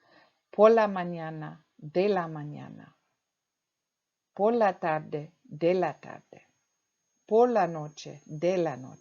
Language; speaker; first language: Spanish; non-native, fluent; English